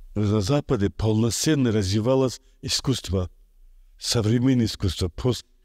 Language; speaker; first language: Russian; non-native, local second language; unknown